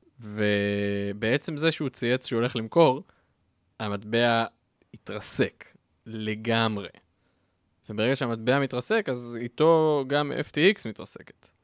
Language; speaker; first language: Hebrew; native; Hebrew